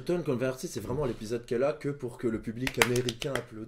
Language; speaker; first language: French; native; French